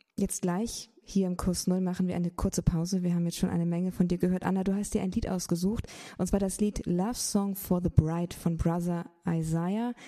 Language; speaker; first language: German; native; German